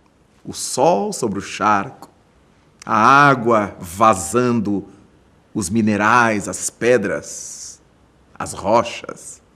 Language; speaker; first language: Portuguese; native; Portuguese